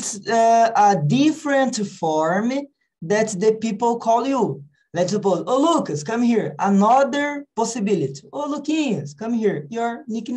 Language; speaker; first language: English; non-native, learner; Portuguese